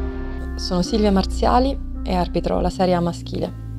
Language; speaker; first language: Italian; native; Italian